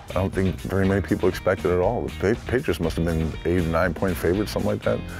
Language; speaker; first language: English; native; English